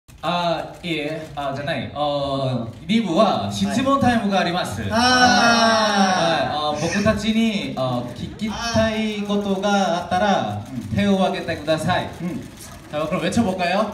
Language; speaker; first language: Japanese; non-native, learner; Korean